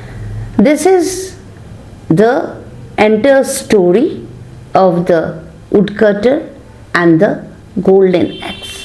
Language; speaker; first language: English; non-native, local second language; Bangla